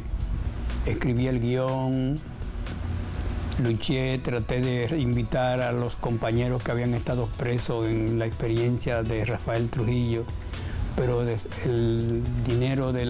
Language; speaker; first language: Spanish; native; Spanish